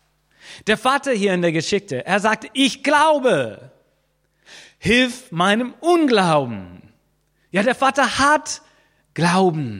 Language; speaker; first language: German; non-native, fluent; English